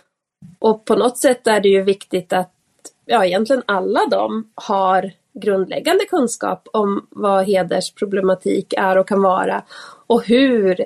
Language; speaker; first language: Swedish; native; Swedish